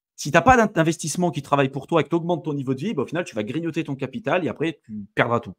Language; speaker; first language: French; native; French